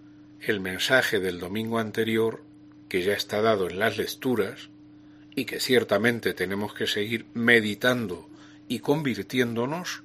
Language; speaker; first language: Spanish; native; Spanish